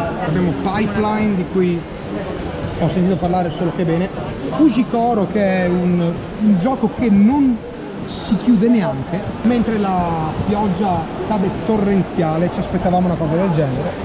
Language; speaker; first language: Italian; native; Italian